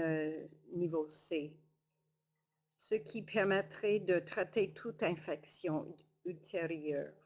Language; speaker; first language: French; non-native, local second language; English